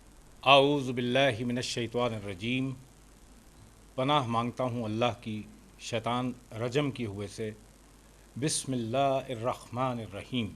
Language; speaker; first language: Urdu; native; Urdu